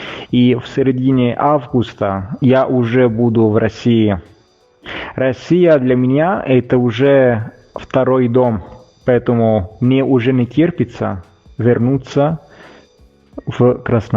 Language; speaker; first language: Russian; non-native, fluent; Italian